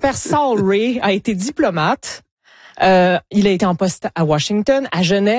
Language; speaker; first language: French; native; French